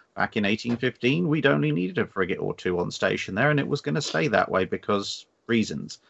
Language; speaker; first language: English; native; English